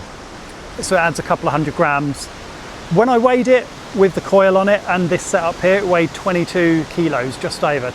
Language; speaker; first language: English; native; English